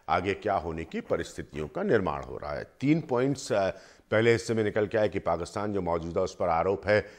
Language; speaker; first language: Hindi; native; Hindi